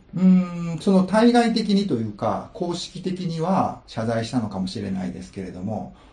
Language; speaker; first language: Japanese; native; Japanese